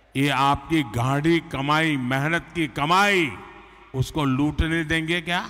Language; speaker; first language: Hindi; non-native, local second language; Gujarati